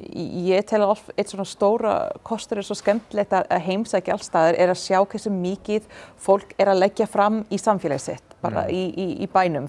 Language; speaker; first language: Icelandic; non-native, learner; English